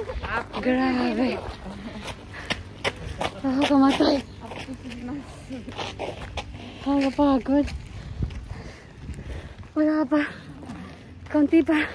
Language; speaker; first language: Japanese; non-native, learner; Filipino